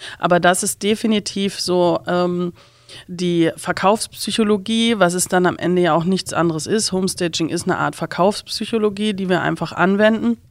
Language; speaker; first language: German; native; German